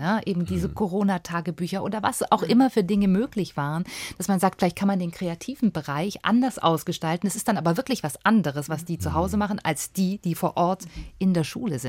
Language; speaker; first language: German; native; German